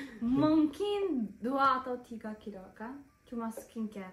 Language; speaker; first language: Indonesian; non-native, learner; Turkish